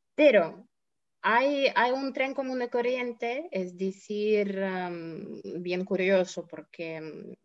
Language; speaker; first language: Spanish; non-native, fluent; Russian